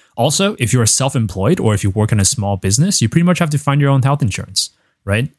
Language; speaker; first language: English; non-native, fluent; Chinese